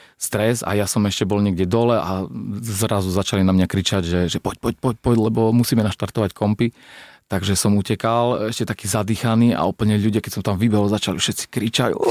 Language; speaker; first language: Slovak; non-native, local second language; Rusyn